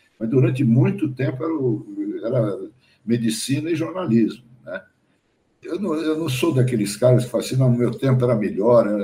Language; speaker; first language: Portuguese; early bilingual, other home language; German